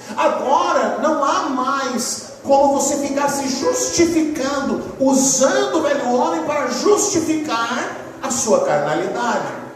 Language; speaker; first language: Portuguese; native; Portuguese